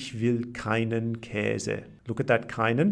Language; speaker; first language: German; non-native, fluent; English